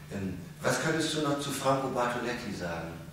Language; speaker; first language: German; native; German